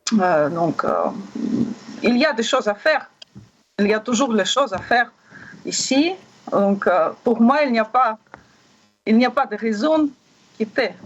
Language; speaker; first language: French; non-native, learner; Russian